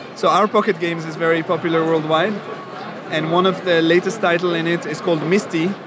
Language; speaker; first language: English; non-native, fluent; Arabic